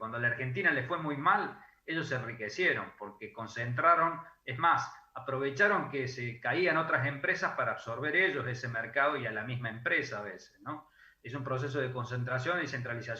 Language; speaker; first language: Spanish; native; Spanish